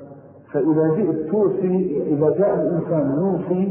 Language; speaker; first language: Arabic; native; Arabic